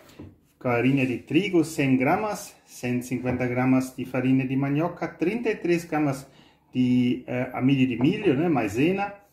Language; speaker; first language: Portuguese; non-native, fluent; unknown